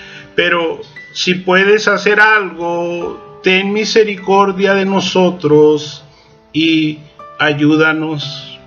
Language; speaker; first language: Spanish; native; Spanish